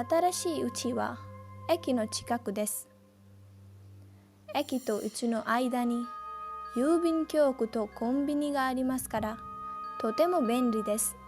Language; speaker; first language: Japanese; non-native, fluent; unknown